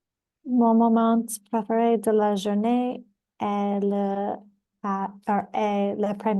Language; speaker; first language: French; non-native, learner; English